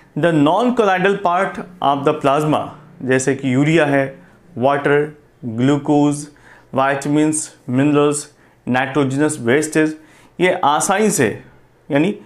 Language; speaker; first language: Hindi; non-native, local second language; Gujarati